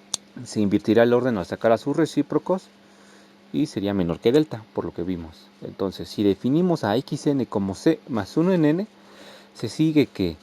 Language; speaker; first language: Spanish; native; Spanish